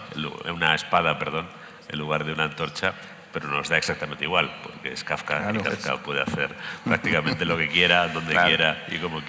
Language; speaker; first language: Spanish; native; Spanish